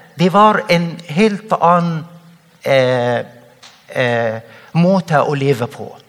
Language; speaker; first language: Norwegian; non-native, fluent; Arabic